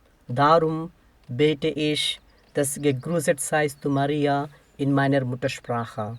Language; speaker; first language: German; non-native, fluent; Telugu